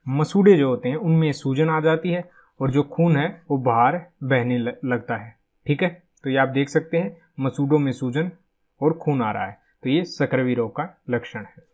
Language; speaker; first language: Hindi; native; Hindi